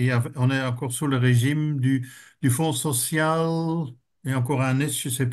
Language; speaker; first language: French; native; French